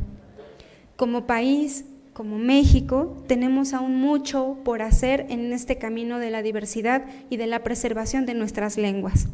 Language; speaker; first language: Spanish; native; Spanish